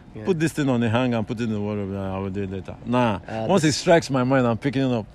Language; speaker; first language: English; non-native, local second language; Yoruba